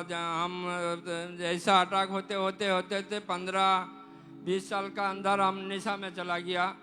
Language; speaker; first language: Hindi; non-native, local second language; Odia